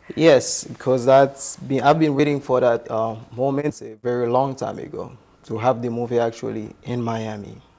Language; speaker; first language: English; non-native, fluent; Haitian Creole